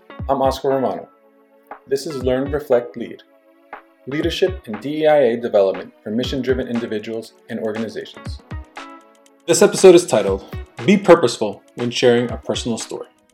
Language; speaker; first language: English; early bilingual, other home language; Spanish